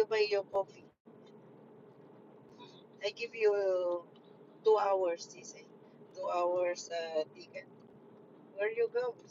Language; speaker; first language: English; non-native, local second language; Filipino